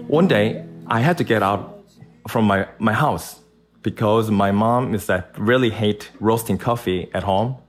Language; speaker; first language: English; non-native, learner; Korean